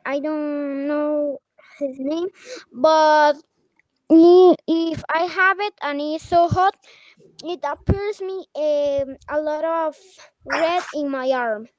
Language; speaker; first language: English; non-native, learner; Spanish